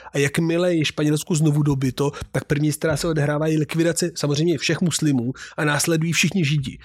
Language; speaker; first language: Czech; non-native, fluent; Italian